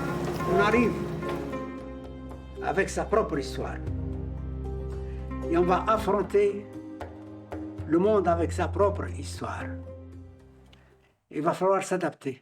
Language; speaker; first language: French; non-native, local second language; Arabic